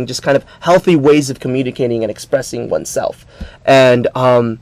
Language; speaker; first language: English; native; English